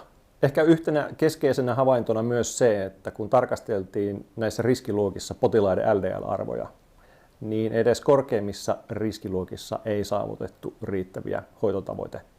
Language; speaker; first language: Finnish; native; Finnish